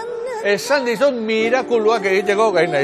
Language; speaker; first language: Basque; native; Basque